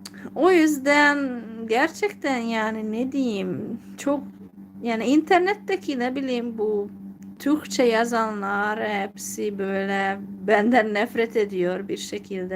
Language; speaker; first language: Turkish; non-native, fluent; Hungarian